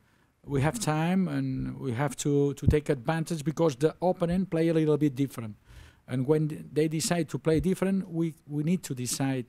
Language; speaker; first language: English; non-native, learner; Spanish